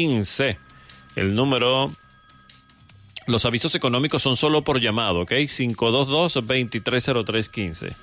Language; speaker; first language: Spanish; native; Spanish